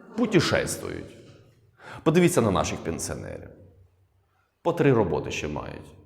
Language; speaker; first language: Ukrainian; non-native, local second language; Russian